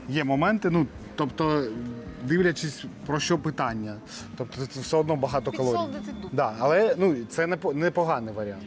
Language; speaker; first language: Ukrainian; native; Ukrainian